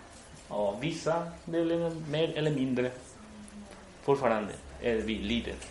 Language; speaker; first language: Swedish; non-native, fluent; Spanish